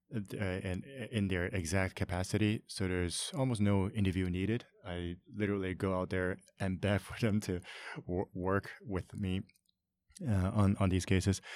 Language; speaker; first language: English; non-native, local second language; Cantonese